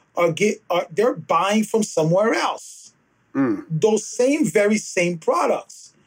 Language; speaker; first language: English; early bilingual, other home language; Haitian Creole